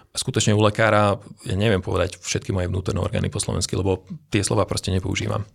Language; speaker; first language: Slovak; non-native, local second language; Hungarian